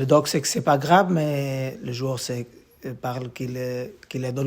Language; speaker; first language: French; non-native, learner; Portuguese